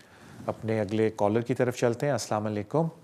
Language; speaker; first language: Urdu; native; Urdu